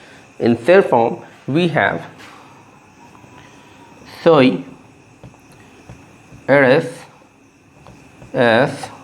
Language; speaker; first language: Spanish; non-native, learner; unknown